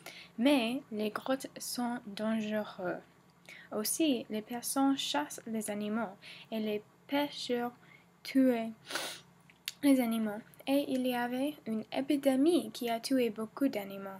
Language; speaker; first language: French; non-native, learner; English